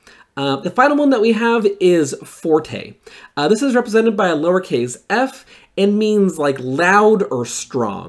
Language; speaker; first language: English; native; English